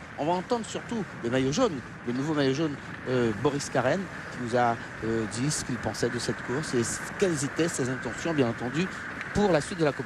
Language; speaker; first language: French; native; French